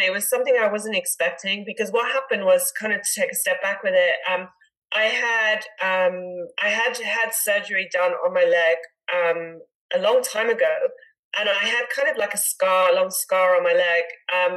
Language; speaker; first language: English; native; English